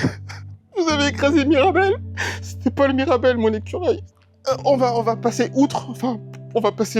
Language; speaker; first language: French; native; French